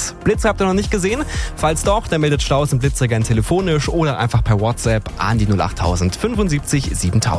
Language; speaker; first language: German; native; German